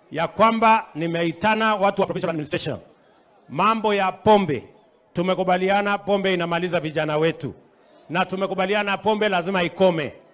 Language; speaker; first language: Swahili; non-native, local second language; Kalenjin